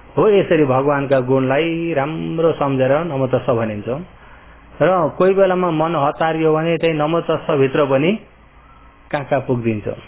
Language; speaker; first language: Nepali; early bilingual, heritage; Nepali